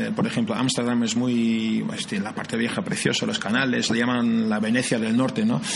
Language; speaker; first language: Spanish; non-native, fluent; Dutch